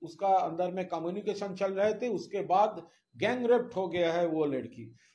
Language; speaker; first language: Hindi; non-native, local second language; Bangla